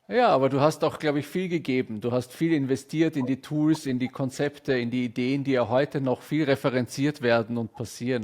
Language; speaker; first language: German; native; German